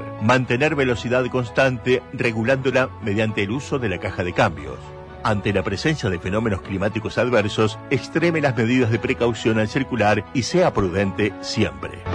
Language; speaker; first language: Spanish; native; Spanish